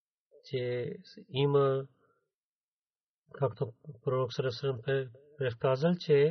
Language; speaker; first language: Bulgarian; non-native, learner; Urdu